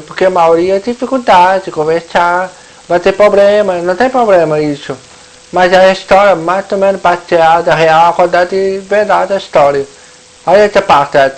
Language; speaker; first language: Portuguese; non-native, local second language; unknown